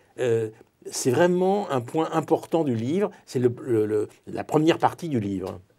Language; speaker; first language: French; native; French